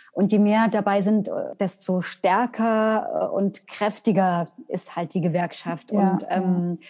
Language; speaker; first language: German; native; German